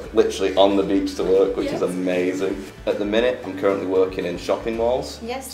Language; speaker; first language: English; native; English